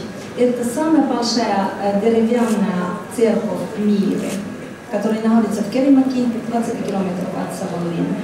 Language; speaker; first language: Russian; non-native, fluent; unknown